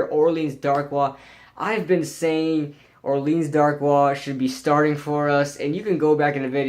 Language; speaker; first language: English; native; English